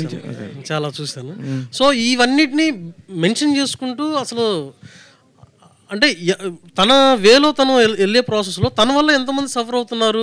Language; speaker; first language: Telugu; native; Telugu